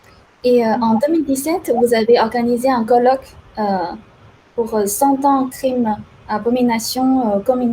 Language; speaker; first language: French; non-native, fluent; Chinese